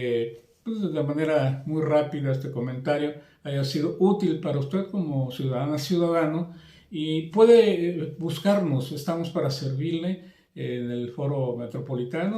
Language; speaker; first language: Spanish; native; Spanish